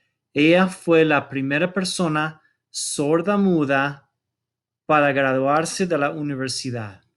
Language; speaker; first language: Spanish; non-native, fluent; English